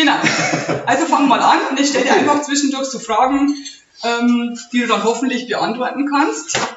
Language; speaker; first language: German; native; German